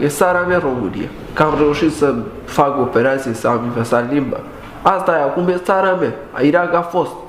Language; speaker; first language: Romanian; non-native, learner; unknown